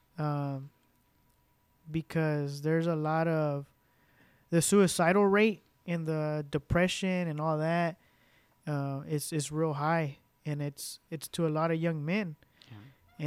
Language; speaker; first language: English; early bilingual, other home language; Spanish